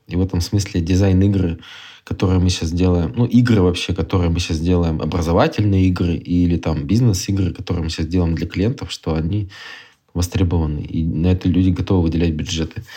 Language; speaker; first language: Russian; native; Russian